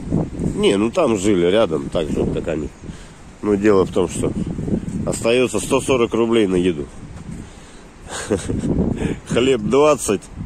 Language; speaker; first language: Russian; native; Russian